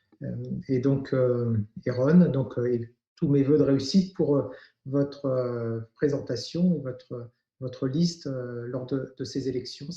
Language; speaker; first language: French; native; French